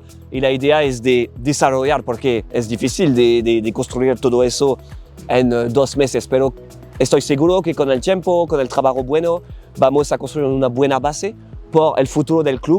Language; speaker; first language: Spanish; non-native, learner; French